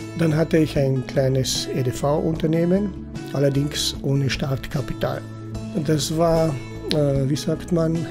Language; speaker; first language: German; non-native, local second language; Slovenian